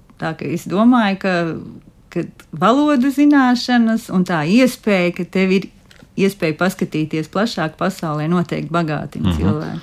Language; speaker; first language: Latvian; native; Latvian